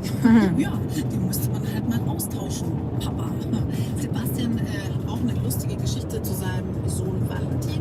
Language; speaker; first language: German; native; German